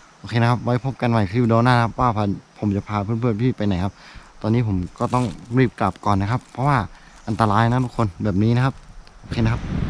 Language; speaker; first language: Thai; non-native, local second language; Karen languages